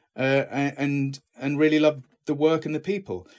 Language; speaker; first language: English; native; English